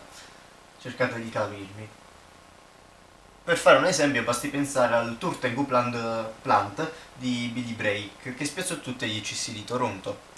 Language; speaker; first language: Italian; native; Italian